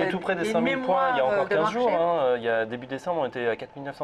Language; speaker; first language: French; native; French